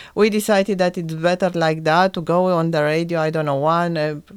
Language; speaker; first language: English; non-native, fluent; Romanian